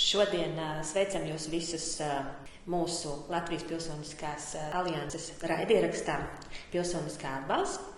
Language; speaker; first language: Latvian; native; Latvian